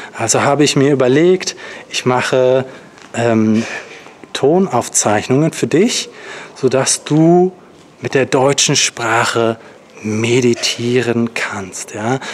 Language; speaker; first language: German; native; German